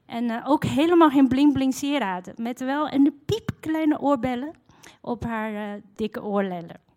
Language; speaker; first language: Dutch; non-native, fluent; Chinese